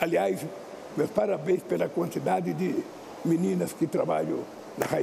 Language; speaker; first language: Portuguese; native; Portuguese